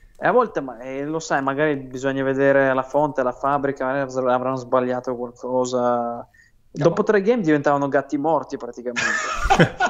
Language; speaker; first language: Italian; non-native, fluent; Russian